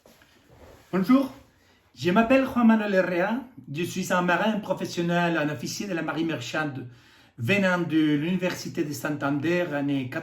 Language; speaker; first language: French; non-native, fluent; Spanish